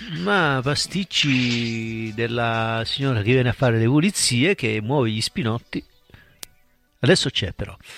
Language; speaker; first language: Italian; native; Italian